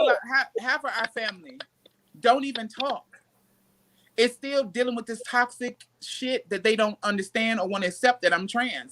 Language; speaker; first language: English; native; English